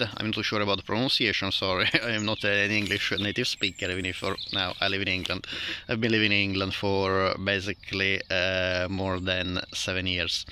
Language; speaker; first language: English; non-native, fluent; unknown